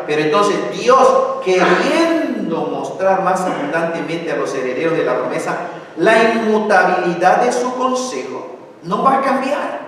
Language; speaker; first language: Spanish; native; Spanish